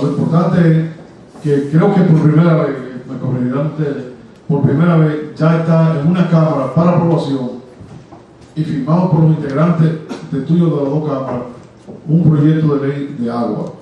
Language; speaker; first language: Spanish; native; Spanish